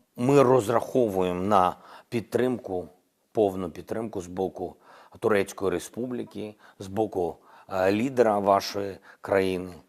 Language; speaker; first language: Ukrainian; non-native, local second language; Russian